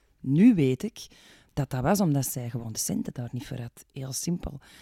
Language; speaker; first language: Dutch; native; Dutch